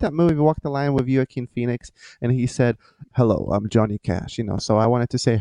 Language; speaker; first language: English; non-native, fluent; Lithuanian